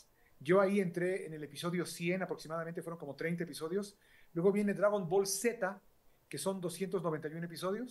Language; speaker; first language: Spanish; native; Spanish